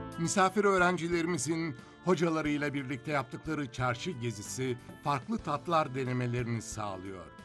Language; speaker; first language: Turkish; native; Turkish